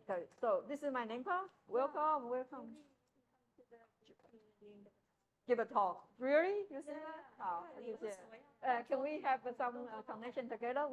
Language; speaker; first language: English; non-native, fluent; Chinese